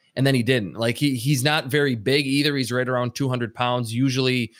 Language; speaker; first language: English; native; English